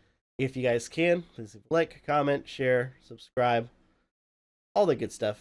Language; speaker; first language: English; native; English